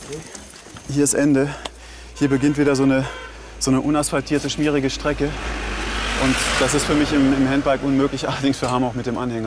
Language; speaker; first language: German; native; German